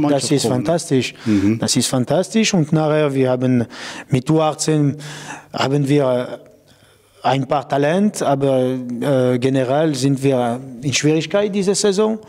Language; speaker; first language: German; non-native, local second language; French